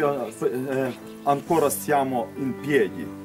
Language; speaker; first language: Italian; non-native, learner; Ukrainian